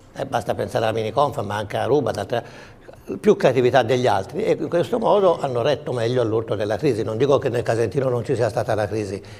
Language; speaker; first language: Italian; native; Italian